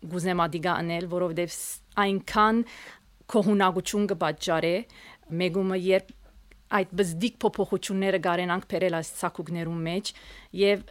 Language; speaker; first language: Armenian; early bilingual, heritage; Armenian